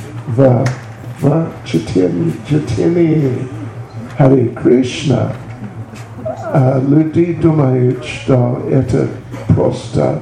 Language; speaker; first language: Russian; non-native, learner; English